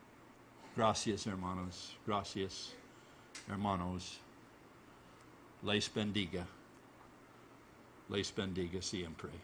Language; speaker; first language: Spanish; non-native, learner; English